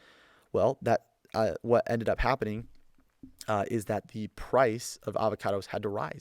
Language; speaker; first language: English; native; English